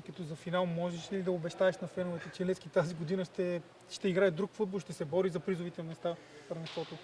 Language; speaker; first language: Bulgarian; native; Bulgarian